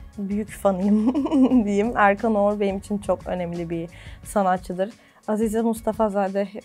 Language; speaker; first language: Turkish; native; Turkish